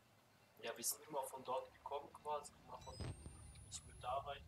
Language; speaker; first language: German; native; German